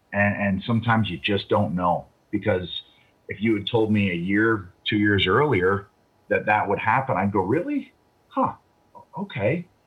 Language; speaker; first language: English; native; English